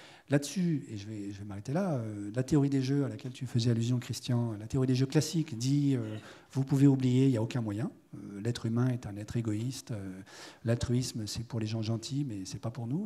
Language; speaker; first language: French; native; French